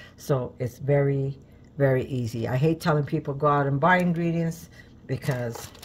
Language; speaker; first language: English; native; English